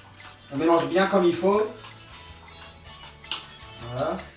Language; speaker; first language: French; non-native, learner; Spanish